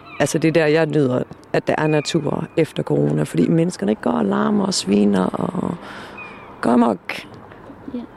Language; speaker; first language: Danish; native; Danish